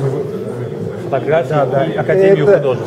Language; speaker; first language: Russian; native; Russian